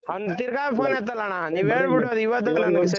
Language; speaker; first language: Kannada; native; Kannada